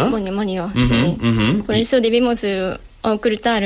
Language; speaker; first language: Spanish; non-native, learner; Japanese